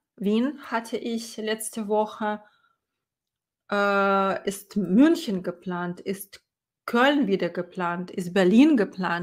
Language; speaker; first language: German; non-native, fluent; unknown